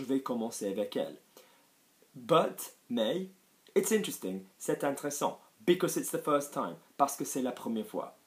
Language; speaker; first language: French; non-native, fluent; English